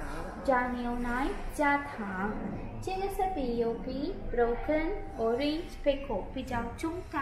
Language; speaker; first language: Chinese; non-native, learner; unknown